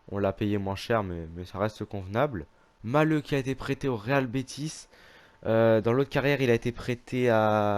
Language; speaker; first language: French; native; French